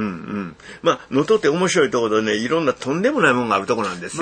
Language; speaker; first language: Japanese; native; Japanese